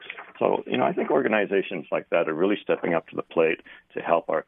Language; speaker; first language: English; native; English